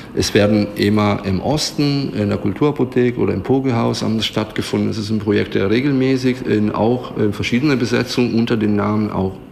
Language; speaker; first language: German; non-native, fluent; Italian